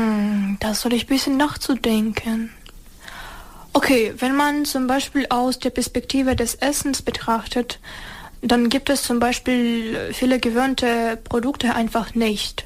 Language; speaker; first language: German; non-native, fluent; Ukrainian